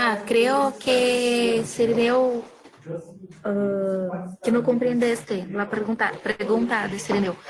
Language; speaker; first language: Spanish; non-native, learner; Portuguese